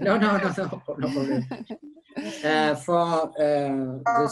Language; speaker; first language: English; non-native, learner; French